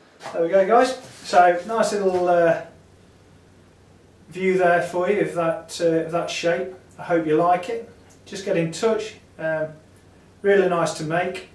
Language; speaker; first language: English; native; English